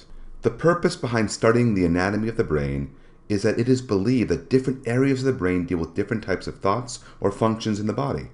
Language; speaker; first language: English; native; English